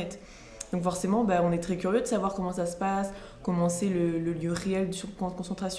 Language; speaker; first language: French; native; French